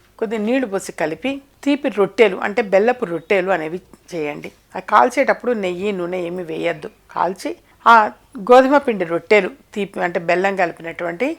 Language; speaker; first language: Telugu; native; Telugu